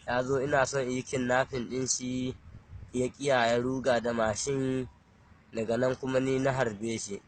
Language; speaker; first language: Hausa; non-native, local second language; Fula